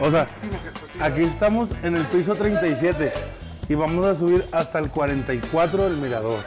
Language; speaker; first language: Spanish; native; Spanish